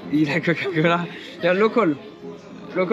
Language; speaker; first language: English; non-native, learner; French